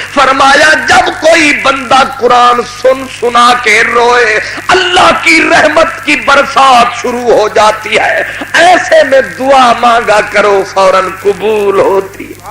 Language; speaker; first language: Urdu; non-native, local second language; Punjabi